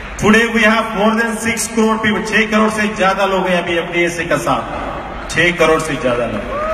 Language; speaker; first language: Hindi; non-native, local second language; Telugu